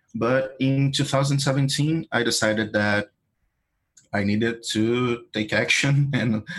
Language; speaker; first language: English; non-native, fluent; Portuguese